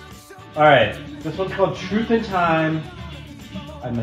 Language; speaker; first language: English; native; English